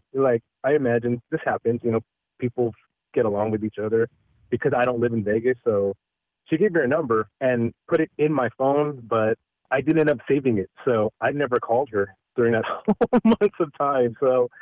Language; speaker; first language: English; early bilingual, other home language; Filipino